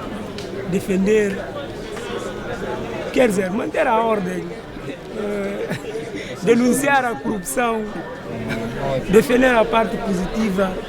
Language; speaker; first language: Portuguese; non-native, local second language; Upper Guinea Crioulo